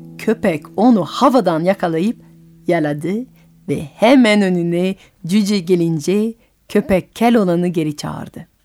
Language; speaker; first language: Turkish; non-native, fluent; French